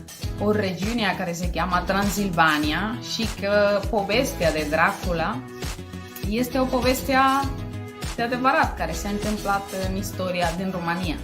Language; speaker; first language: Romanian; non-native, fluent; Spanish